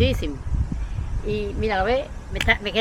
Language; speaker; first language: Spanish; native; Spanish